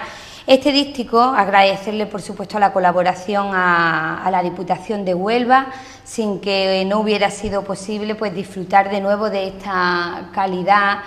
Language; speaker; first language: Spanish; native; Spanish